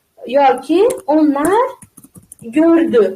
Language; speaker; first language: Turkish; non-native, fluent; Uzbek